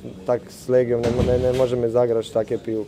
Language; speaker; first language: Polish; non-native, learner; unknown